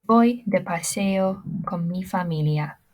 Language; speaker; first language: Spanish; non-native, fluent; English